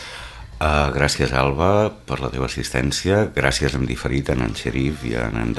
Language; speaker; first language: Catalan; native; Catalan